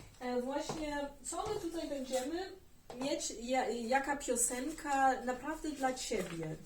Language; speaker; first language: Polish; early bilingual, heritage; German